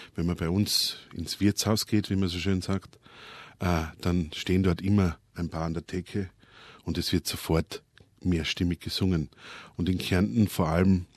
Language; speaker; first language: German; native; German